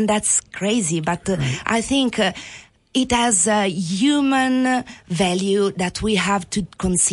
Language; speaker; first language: English; non-native, fluent; Italian